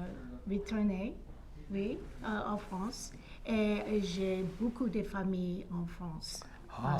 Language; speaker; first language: French; non-native, learner; English